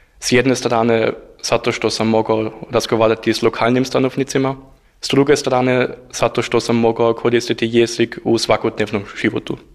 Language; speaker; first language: Croatian; non-native, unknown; German